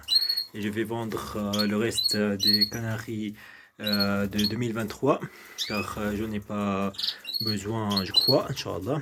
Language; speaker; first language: French; non-native, local second language; Arabic